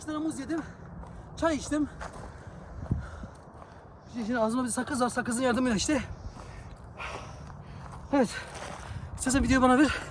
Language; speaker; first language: Turkish; early bilingual, heritage; Turkish